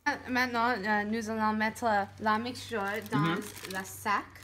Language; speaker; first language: French; non-native, learner; English